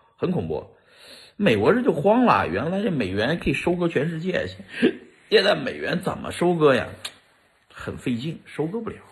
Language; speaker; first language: Chinese; native; Chinese